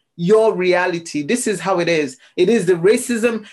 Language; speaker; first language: English; non-native, local second language; Igbo